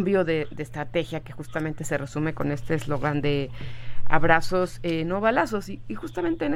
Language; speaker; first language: Spanish; native; Spanish